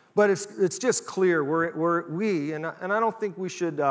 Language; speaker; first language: English; native; English